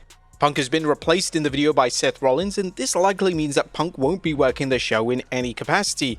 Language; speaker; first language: English; native; English